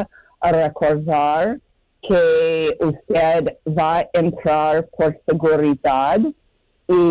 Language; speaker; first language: Spanish; non-native, learner; English